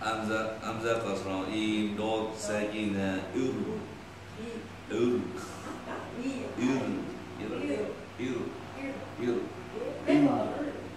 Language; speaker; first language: Arabic; non-native, learner; Malay